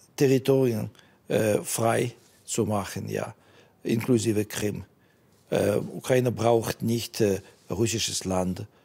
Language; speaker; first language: German; non-native, fluent; Russian